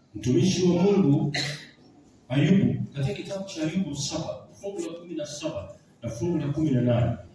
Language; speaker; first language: Swahili; non-native, local second language; Gusii